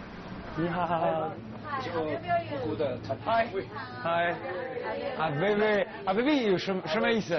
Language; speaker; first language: Chinese; non-native, learner; English